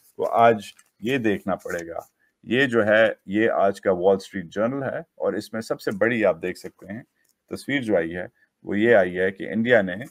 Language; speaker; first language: Urdu; native; Urdu